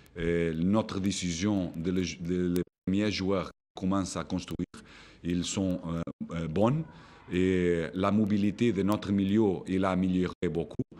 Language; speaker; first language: French; non-native, fluent; Portuguese